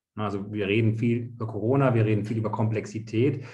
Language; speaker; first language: German; non-native, fluent; French